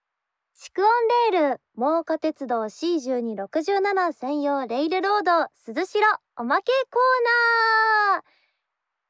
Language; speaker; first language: Japanese; native; Japanese